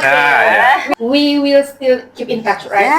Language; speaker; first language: English; non-native, learner; Indonesian